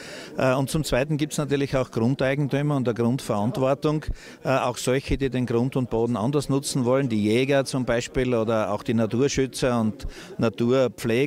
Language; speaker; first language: German; native; German